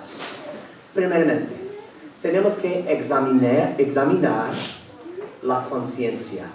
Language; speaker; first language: Spanish; non-native, fluent; English